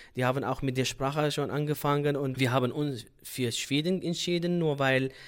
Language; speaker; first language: German; non-native, fluent; Arabic